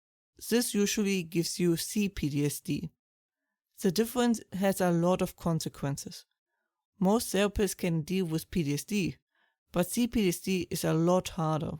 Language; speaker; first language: English; non-native, fluent; German